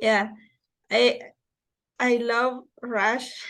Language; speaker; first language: English; non-native, learner; Spanish